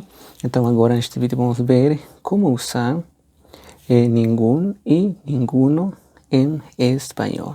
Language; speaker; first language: Portuguese; non-native, fluent; Spanish